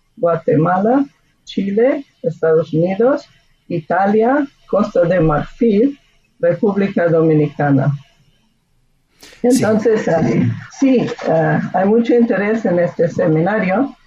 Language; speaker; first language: Spanish; non-native, fluent; English